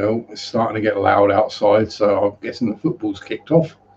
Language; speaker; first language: English; native; English